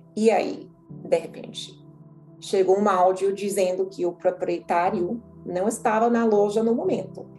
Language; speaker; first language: Portuguese; non-native, fluent; English